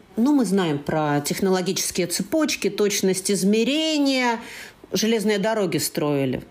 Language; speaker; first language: Russian; native; Russian